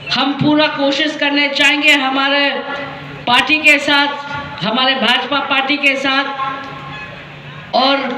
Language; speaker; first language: Hindi; non-native, local second language; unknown